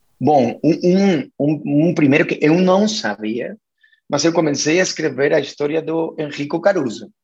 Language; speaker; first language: Portuguese; non-native, fluent; Spanish